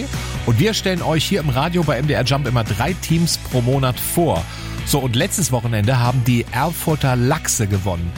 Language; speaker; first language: German; native; German